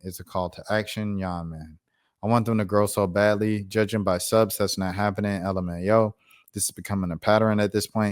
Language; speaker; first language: English; native; English